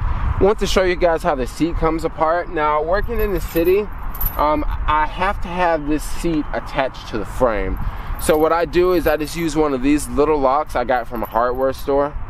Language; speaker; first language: English; native; English